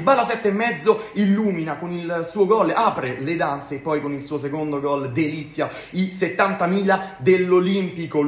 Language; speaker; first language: Italian; native; Italian